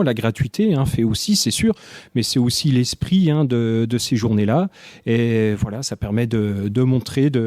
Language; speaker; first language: French; native; French